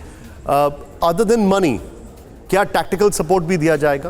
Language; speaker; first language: Hindi; native; Hindi